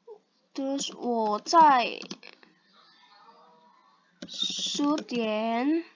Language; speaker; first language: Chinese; non-native, learner; Indonesian